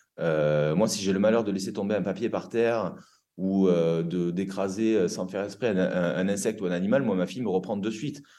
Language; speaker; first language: French; native; French